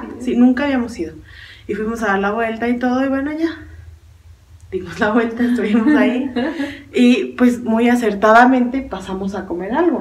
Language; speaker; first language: Spanish; native; Spanish